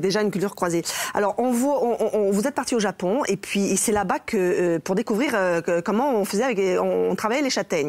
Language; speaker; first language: French; native; French